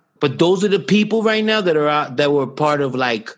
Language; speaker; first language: English; native; English